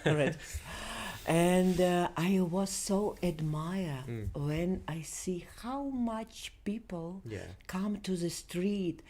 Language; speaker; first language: English; non-native, learner; Belarusian